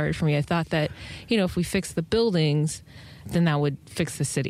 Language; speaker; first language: English; native; English